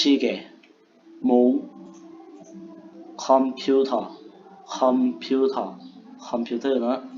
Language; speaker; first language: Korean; non-native, fluent; Lao